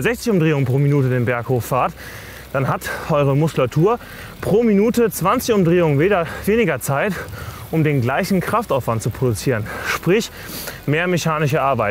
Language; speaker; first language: German; native; German